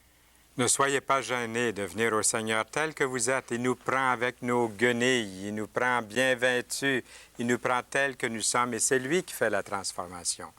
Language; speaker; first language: French; native; French